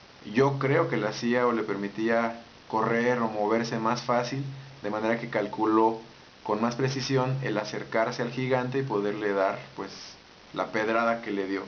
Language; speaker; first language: Spanish; native; Spanish